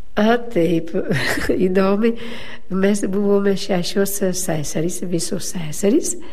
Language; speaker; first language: Lithuanian; non-native, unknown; Italian